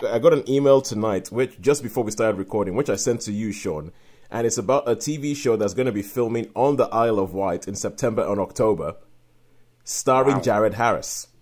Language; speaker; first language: English; non-native, local second language; Yoruba